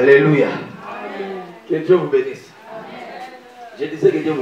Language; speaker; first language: French; non-native, local second language; Lingala